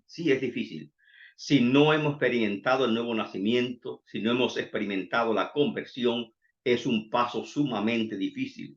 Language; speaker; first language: Spanish; native; Spanish